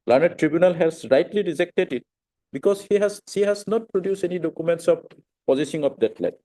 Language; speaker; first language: English; non-native, local second language; Assamese